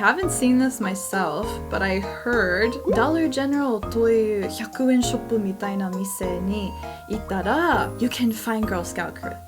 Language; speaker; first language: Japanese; non-native, learner; English